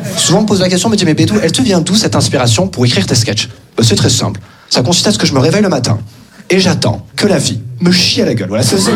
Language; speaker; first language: French; native; French